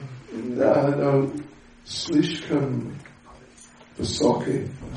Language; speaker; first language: Russian; non-native, learner; English